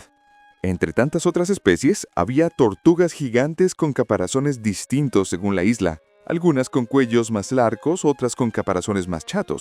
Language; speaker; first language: Spanish; native; Spanish